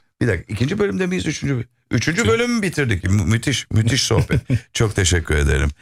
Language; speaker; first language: Turkish; native; Turkish